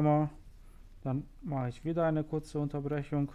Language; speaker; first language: German; native; German